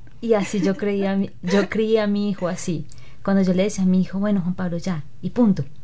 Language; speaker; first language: Spanish; native; Spanish